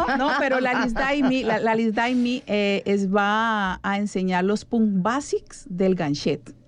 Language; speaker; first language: Catalan; non-native, learner; Spanish